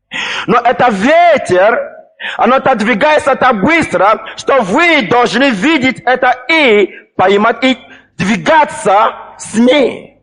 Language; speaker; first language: Russian; non-native, fluent; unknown